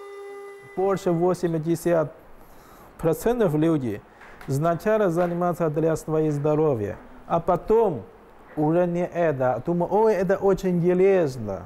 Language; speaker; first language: Russian; non-native, learner; Chinese